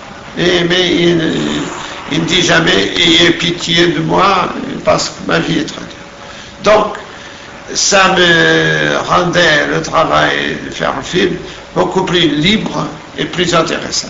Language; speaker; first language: French; non-native, fluent; Portuguese